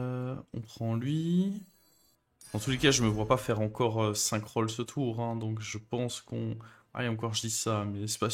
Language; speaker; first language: French; native; French